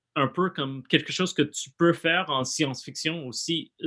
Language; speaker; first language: French; non-native, fluent; English